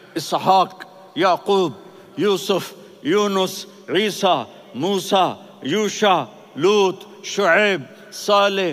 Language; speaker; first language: Urdu; non-native, local second language; Punjabi